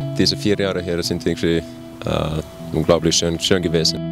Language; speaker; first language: German; non-native, learner; Finnish